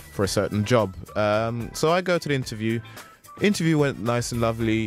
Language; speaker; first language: English; native; English